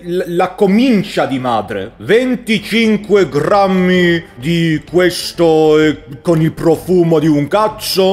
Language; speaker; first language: Italian; non-native, learner; Swedish